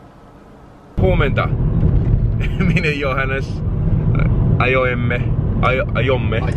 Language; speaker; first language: Finnish; non-native, learner; English